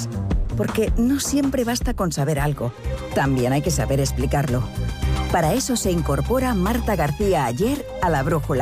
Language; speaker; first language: Spanish; native; Spanish